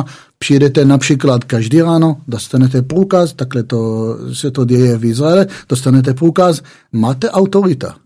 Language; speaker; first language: Czech; non-native, fluent; Hebrew